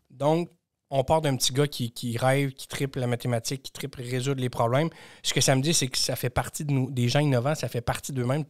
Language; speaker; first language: French; native; French